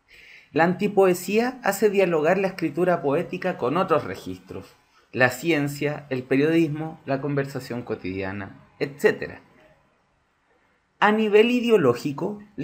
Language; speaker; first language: Spanish; native; Spanish